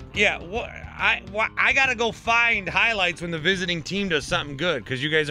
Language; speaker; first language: English; native; English